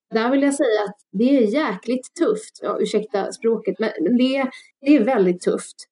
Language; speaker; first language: Swedish; early bilingual, other home language; Russian